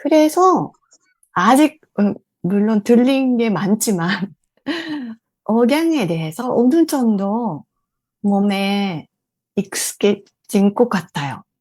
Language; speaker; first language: Korean; non-native, fluent; Japanese